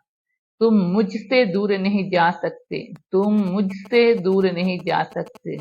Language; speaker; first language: Hindi; non-native, fluent; Bangla